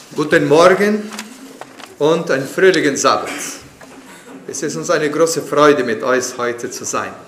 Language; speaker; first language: German; non-native, fluent; Portuguese